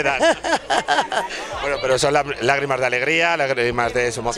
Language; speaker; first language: Spanish; native; Spanish